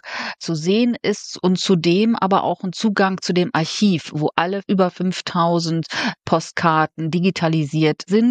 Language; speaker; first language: German; native; German